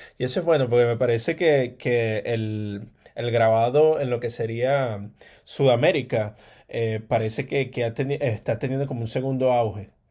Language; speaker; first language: Spanish; native; Spanish